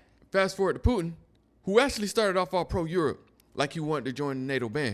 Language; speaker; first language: English; native; English